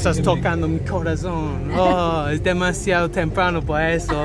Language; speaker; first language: Spanish; non-native, learner; English